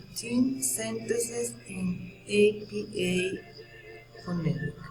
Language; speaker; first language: English; non-native, learner; Spanish